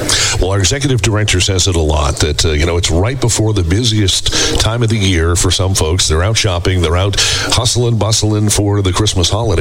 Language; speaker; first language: English; native; English